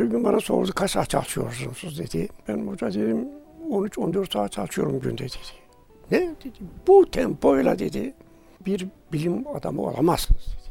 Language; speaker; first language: Turkish; native; Turkish